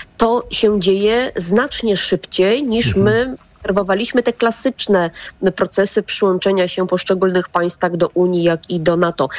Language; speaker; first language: Polish; native; Polish